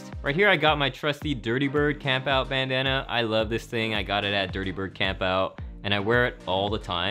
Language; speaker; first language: English; native; English